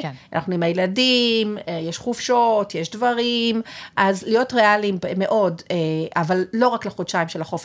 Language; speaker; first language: Hebrew; native; Hebrew